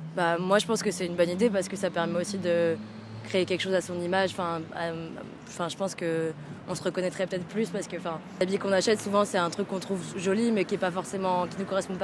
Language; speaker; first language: French; native; French